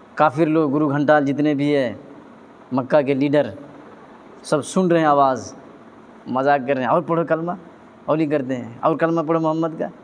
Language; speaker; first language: Urdu; native; Urdu